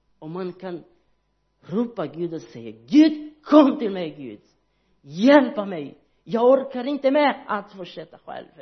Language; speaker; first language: Swedish; non-native, learner; Portuguese